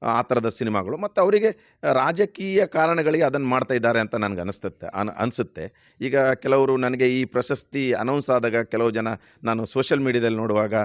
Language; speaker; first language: Kannada; non-native, local second language; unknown